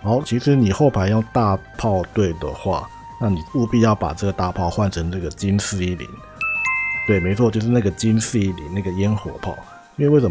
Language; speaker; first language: Chinese; native; Chinese